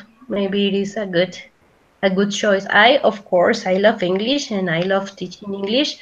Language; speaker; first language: English; non-native, fluent; Spanish